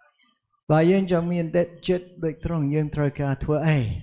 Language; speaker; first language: Khmer; non-native, fluent; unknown